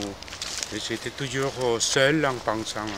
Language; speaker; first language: French; non-native, fluent; Korean